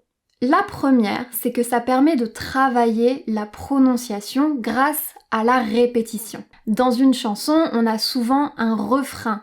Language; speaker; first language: French; native; French